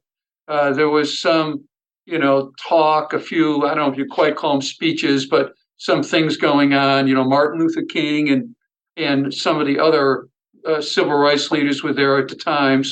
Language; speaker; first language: English; native; English